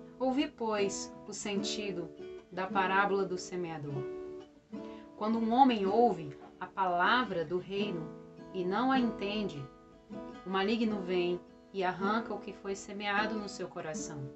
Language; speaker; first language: Portuguese; native; Portuguese